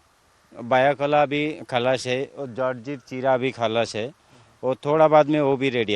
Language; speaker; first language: Hindi; non-native, local second language; Odia